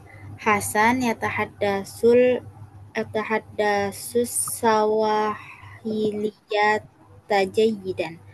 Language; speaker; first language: Arabic; non-native, learner; Indonesian